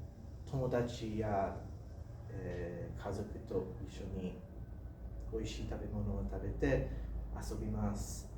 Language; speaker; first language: Japanese; non-native, learner; English